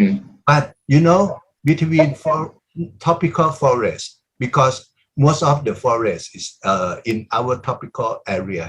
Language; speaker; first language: English; non-native, learner; Thai